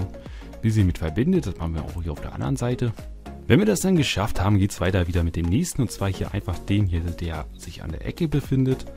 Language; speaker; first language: German; native; German